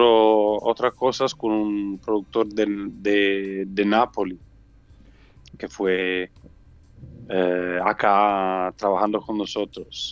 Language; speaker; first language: Spanish; non-native, learner; Italian